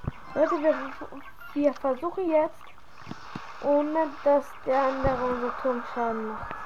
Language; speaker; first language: German; early bilingual, other home language; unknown